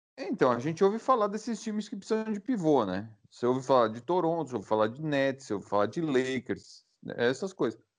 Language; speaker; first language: Portuguese; native; Portuguese